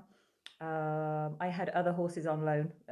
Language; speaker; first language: English; native; English